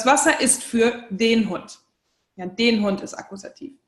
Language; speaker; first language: German; non-native, fluent; English